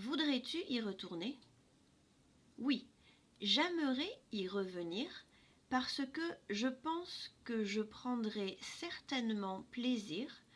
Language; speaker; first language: French; non-native, fluent; English